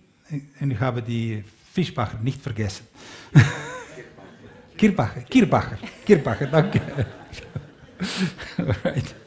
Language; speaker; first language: German; non-native, learner; Dutch